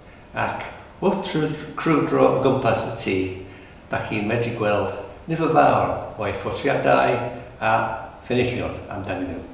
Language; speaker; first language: Welsh; non-native, learner; English